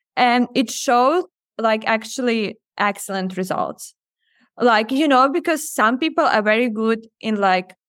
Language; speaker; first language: English; non-native, fluent; Ukrainian